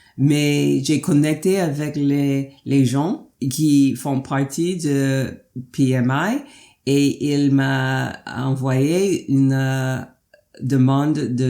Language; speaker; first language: French; non-native, fluent; English